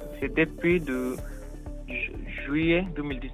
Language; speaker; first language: French; non-native, learner; Arabic